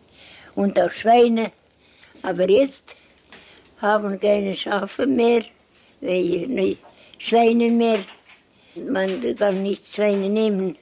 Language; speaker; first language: German; non-native, learner; Estonian